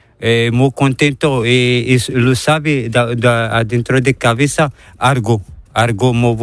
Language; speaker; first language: Spanish; non-native, learner; Arabic